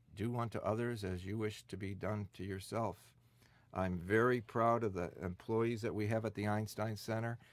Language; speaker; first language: English; native; English